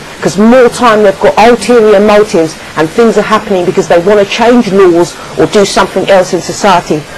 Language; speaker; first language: English; native; English